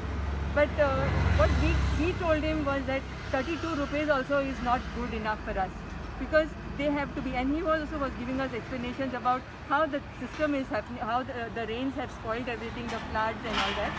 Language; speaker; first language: English; non-native, local second language; Konkani